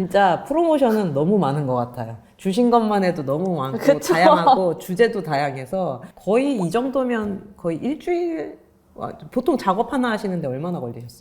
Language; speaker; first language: Korean; native; Korean